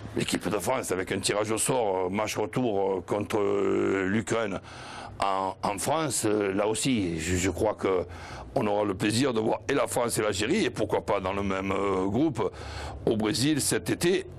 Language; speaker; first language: French; native; French